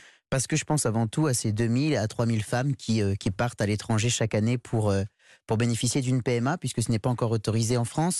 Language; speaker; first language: French; native; French